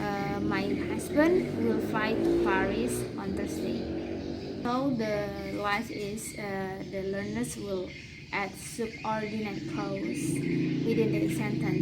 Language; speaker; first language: English; non-native, learner; Indonesian